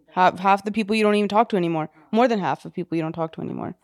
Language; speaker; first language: English; early bilingual, other home language; Punjabi